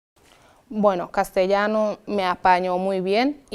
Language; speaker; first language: Spanish; non-native, fluent; Wolof